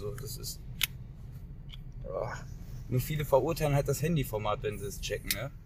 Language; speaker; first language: German; native; German